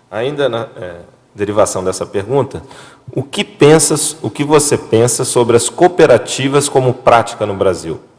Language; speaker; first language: Portuguese; native; Portuguese